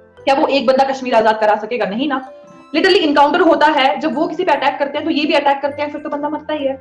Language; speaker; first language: Hindi; non-native, local second language; Kashmiri